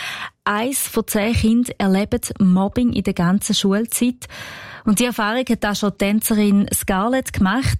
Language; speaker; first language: German; native; German